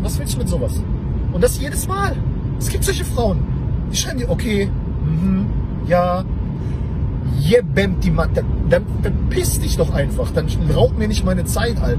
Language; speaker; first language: German; native; German